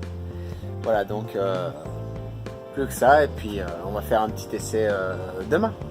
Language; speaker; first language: French; native; French